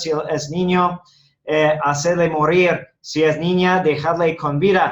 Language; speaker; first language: Spanish; non-native, fluent; English